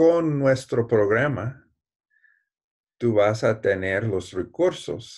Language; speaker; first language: Spanish; non-native, learner; English